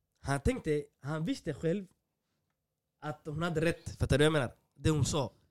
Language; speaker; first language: Swedish; early bilingual, other home language; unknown